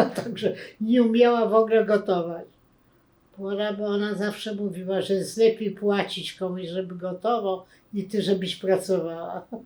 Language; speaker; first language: Polish; native; Polish